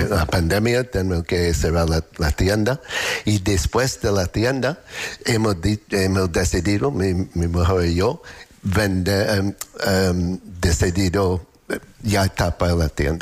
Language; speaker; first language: Spanish; non-native, learner; English